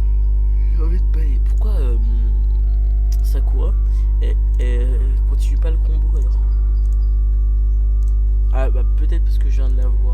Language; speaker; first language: French; native; French